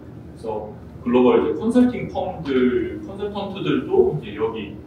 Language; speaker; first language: Korean; native; Korean